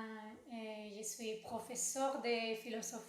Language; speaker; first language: French; non-native, learner; Spanish